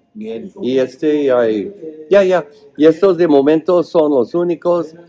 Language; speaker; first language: Spanish; non-native, fluent; English